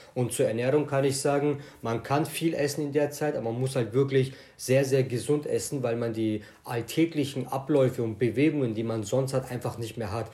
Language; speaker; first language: German; native; German